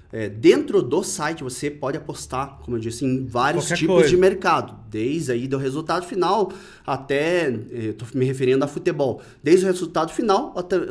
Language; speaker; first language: Portuguese; native; Portuguese